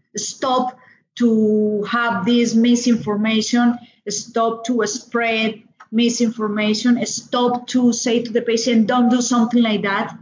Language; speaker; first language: English; non-native, learner; Spanish